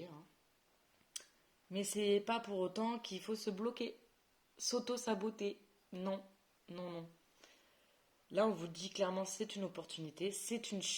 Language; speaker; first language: French; native; French